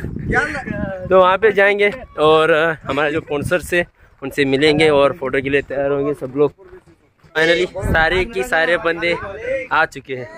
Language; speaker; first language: Hindi; native; Hindi